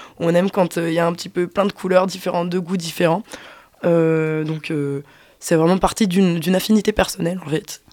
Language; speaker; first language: French; native; French